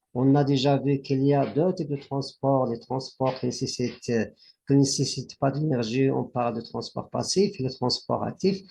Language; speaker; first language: French; non-native, local second language; Arabic